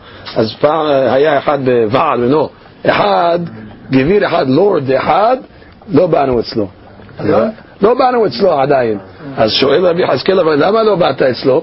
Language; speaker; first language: Hebrew; non-native, fluent; English